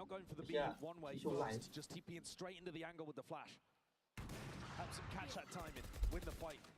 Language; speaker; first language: English; native; English